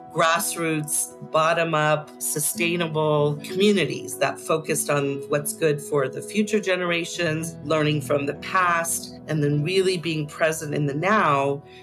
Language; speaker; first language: English; native; English